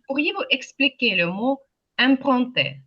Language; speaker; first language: French; non-native, fluent; Ukrainian